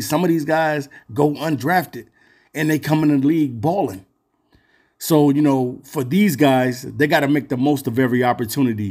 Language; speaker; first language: English; native; English